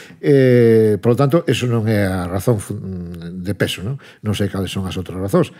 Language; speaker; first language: Galician; non-native, local second language; Spanish